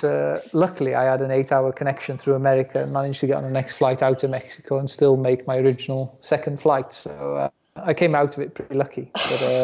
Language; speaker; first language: English; non-native, local second language; Welsh